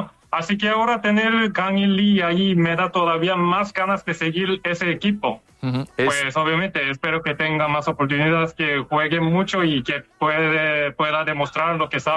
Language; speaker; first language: Spanish; non-native, fluent; Korean